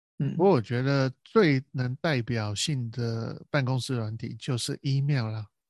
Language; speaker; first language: Chinese; native; Chinese